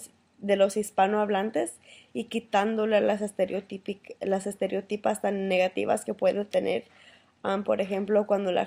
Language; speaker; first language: Spanish; early bilingual, heritage; Spanish